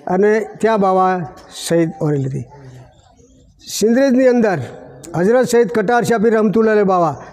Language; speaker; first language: Gujarati; native; Gujarati